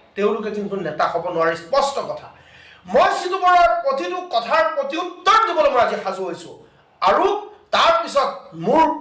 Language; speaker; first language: Assamese; non-native, local second language; Bangla